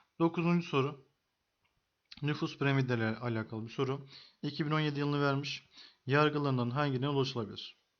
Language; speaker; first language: Turkish; native; Turkish